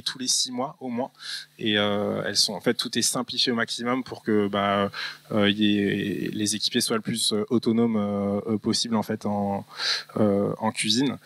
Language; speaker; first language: French; native; French